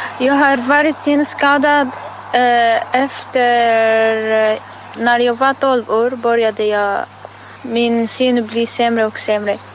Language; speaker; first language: Swedish; non-native, learner; Arabic